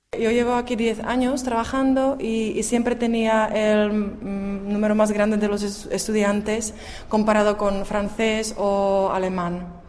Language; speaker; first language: Spanish; non-native, fluent; Czech